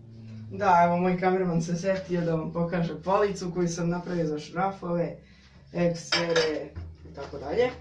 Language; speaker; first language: Serbian; native; Serbian